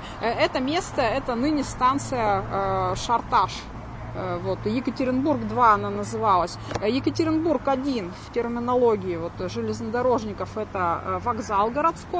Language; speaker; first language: Russian; native; Russian